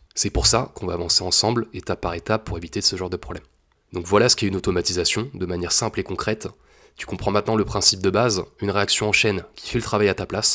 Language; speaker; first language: French; native; French